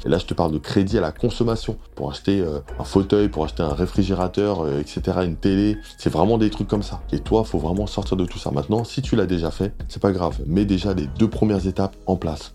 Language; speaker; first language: French; native; French